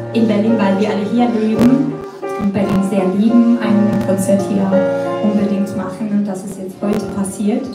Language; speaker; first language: German; non-native, fluent; Georgian